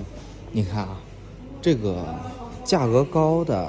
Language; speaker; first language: Chinese; native; Chinese